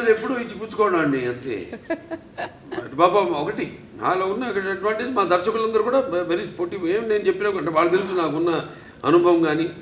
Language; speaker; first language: Telugu; native; Telugu